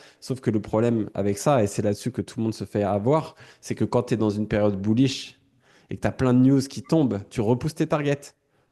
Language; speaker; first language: French; native; French